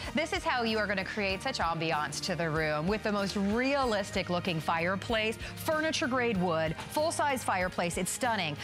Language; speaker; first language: English; native; English